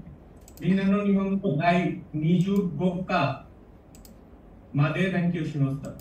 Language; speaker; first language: Japanese; non-native, learner; Bangla